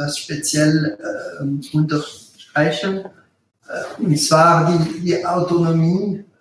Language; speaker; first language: German; non-native, local second language; French